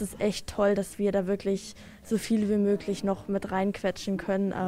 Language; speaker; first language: German; native; German